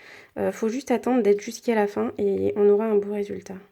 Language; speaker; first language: French; native; French